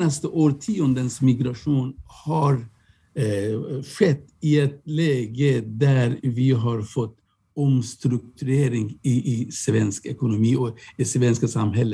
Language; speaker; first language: Swedish; non-native, fluent; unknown